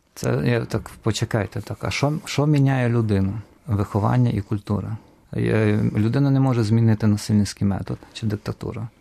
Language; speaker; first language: Ukrainian; native; Ukrainian